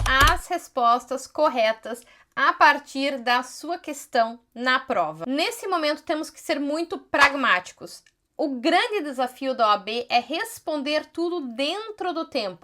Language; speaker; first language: Portuguese; native; Portuguese